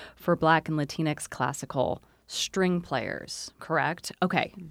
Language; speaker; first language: English; native; English